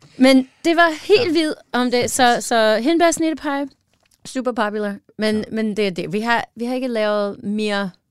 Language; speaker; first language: Danish; non-native, learner; English